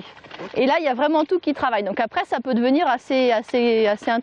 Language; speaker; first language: French; native; French